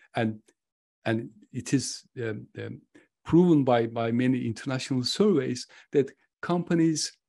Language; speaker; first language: English; non-native, fluent; Turkish